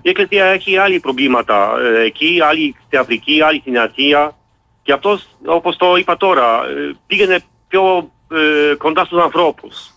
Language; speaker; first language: Greek; non-native, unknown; Polish